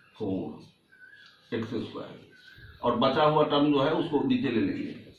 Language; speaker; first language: Hindi; native; Hindi